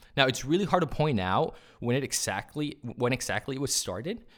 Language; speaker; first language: English; early bilingual, other home language; Spanish